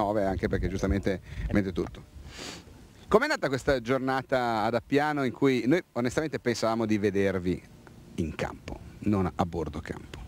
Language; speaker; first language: Italian; native; Italian